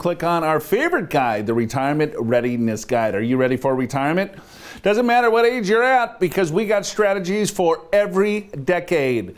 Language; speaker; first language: English; native; English